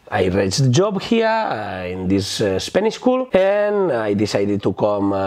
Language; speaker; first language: English; non-native, fluent; Spanish